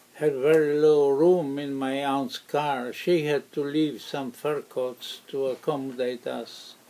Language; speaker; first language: English; non-native, fluent; Ukrainian